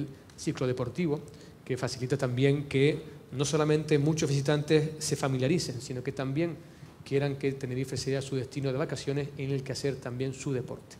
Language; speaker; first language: Spanish; native; Spanish